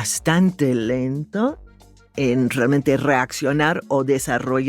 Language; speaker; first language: Spanish; non-native, fluent; English